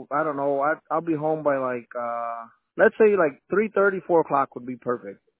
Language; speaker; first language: English; early bilingual, other home language; Spanish